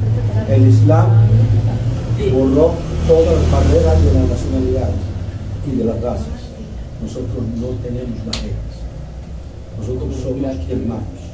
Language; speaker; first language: Spanish; non-native, fluent; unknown